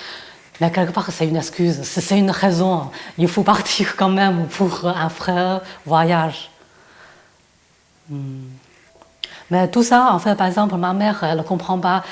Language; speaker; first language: French; non-native, fluent; Chinese